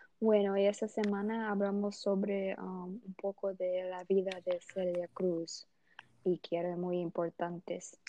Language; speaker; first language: Spanish; early bilingual, heritage; Portuguese